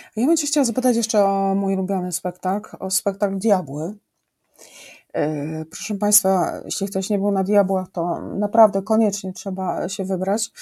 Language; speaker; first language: Polish; native; Polish